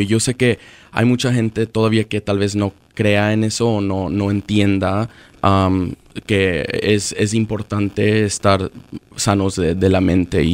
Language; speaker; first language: Spanish; early bilingual, other home language; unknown